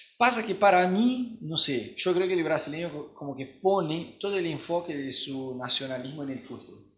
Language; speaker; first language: Spanish; non-native, fluent; Portuguese